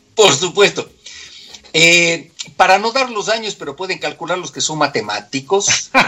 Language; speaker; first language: Spanish; native; Spanish